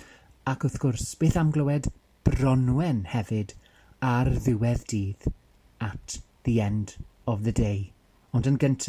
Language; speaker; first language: Welsh; native; Welsh